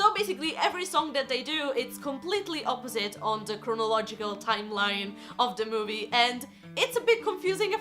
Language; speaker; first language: English; non-native, fluent; Italian